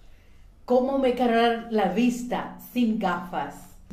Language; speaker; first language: Spanish; non-native, learner; Hindi